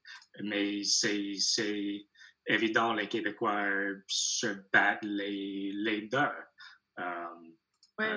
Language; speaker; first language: French; non-native, learner; English